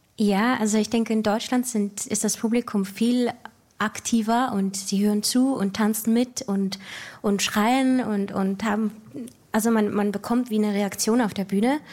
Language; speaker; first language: German; native; German